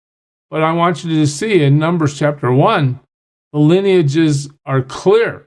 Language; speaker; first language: English; native; English